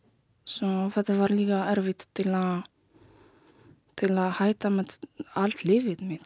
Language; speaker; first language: Icelandic; non-native, learner; Polish